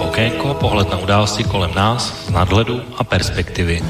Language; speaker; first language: Czech; native; Czech